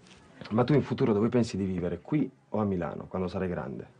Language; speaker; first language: Italian; native; Italian